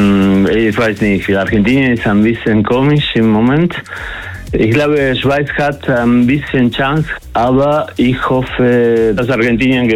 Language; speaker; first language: German; non-native, learner; Spanish